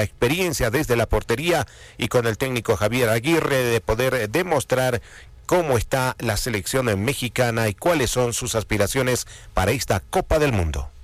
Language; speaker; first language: Spanish; native; Spanish